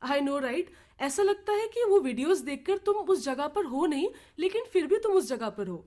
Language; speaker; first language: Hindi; early bilingual, other home language; Bangla